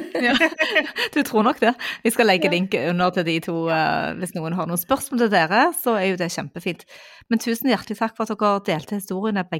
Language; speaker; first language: Norwegian; native; Norwegian